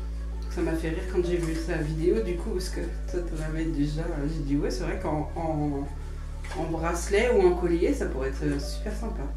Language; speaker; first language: French; native; French